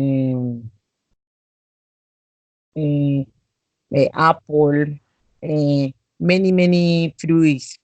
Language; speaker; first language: English; non-native, learner; Spanish